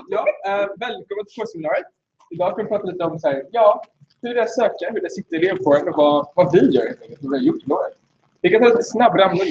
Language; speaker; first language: Swedish; native; Swedish